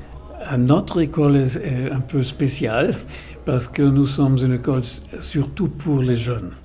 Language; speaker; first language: French; non-native, fluent; German